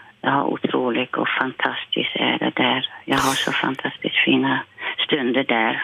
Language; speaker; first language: Swedish; non-native, fluent; Dutch